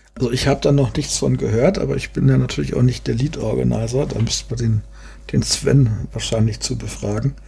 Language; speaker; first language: German; native; German